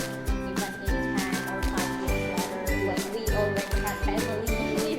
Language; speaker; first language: English; non-native, fluent; Indonesian